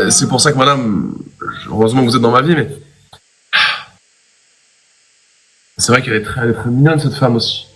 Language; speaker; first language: French; native; French